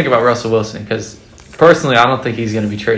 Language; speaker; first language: English; native; English